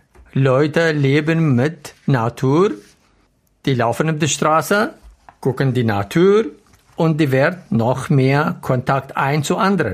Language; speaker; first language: German; non-native, learner; Arabic